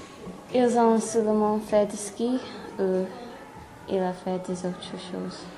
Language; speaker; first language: French; non-native, learner; English